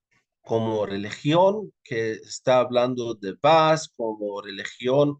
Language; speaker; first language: Spanish; non-native, fluent; Arabic